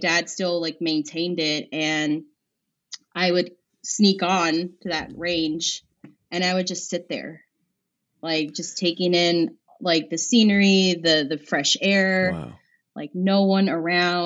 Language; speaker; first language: English; native; English